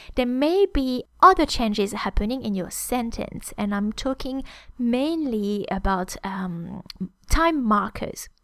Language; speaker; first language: English; non-native, fluent; French